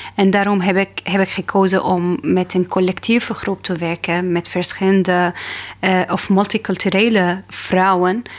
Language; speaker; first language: Dutch; non-native, fluent; Arabic